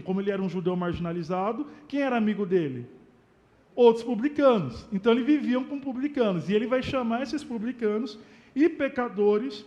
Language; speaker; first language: Portuguese; native; Portuguese